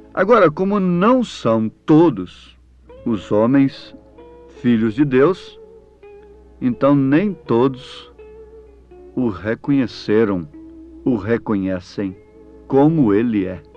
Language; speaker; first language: Portuguese; native; Portuguese